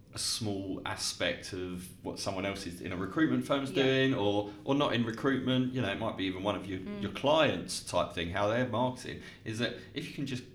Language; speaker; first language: English; native; English